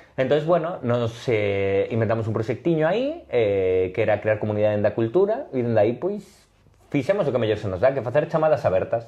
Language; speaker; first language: Galician; non-native, local second language; Spanish